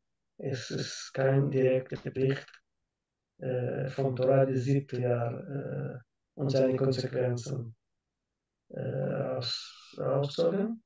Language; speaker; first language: German; non-native, learner; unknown